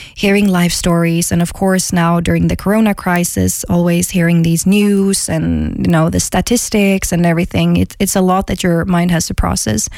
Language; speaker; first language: English; non-native, fluent; Swedish